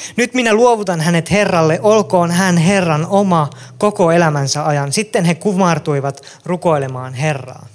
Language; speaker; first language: Finnish; native; Finnish